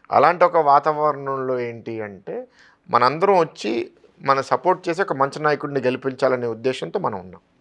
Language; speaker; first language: Telugu; native; Telugu